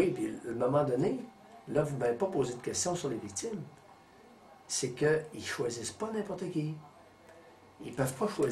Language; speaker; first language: French; native; French